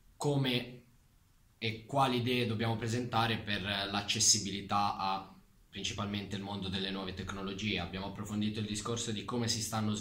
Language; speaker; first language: Italian; native; Italian